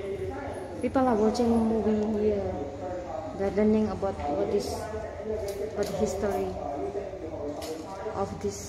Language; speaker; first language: English; non-native, learner; Indonesian